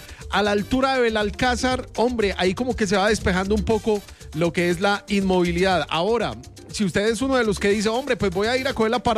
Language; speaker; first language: Spanish; native; Spanish